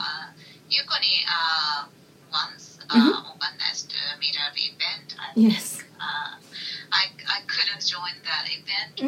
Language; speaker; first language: English; non-native, learner; Japanese